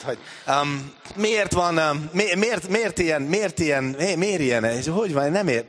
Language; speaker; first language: Hungarian; native; Hungarian